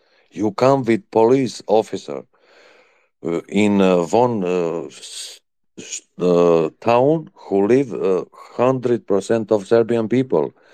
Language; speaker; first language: English; non-native, learner; Serbian